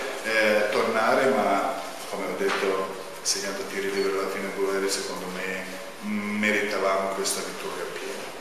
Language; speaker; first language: Italian; non-native, fluent; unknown